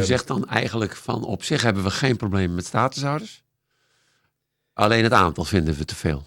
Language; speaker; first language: Dutch; native; Dutch